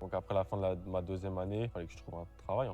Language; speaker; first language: French; native; French